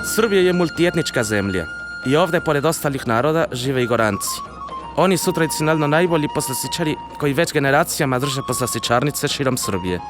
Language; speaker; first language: Serbian; non-native, fluent; Spanish